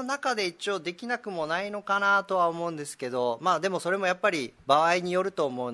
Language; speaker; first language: Japanese; native; Japanese